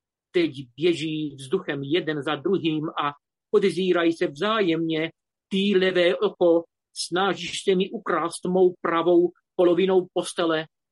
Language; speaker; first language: Czech; non-native, fluent; Romanian